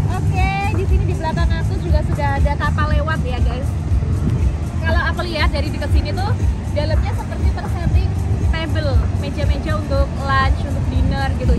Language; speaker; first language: Indonesian; native; Indonesian